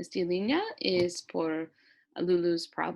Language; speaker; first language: Spanish; non-native, learner; English